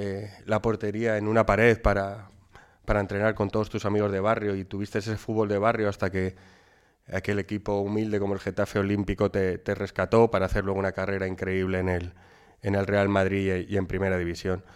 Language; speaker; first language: Spanish; native; Spanish